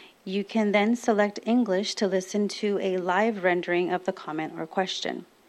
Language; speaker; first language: English; early bilingual, other home language; Spanish